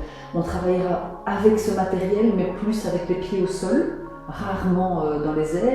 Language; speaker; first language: French; native; French